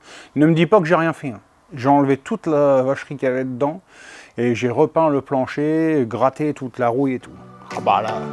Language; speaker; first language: French; native; French